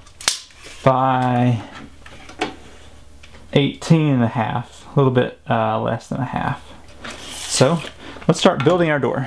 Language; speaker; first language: English; native; English